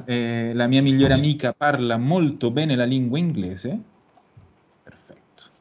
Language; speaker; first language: Italian; non-native, fluent; Spanish